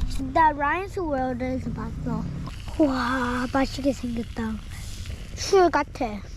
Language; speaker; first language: Korean; early bilingual, heritage; Korean